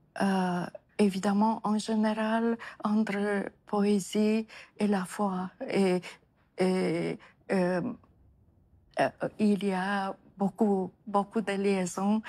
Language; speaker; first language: French; non-native, fluent; Romanian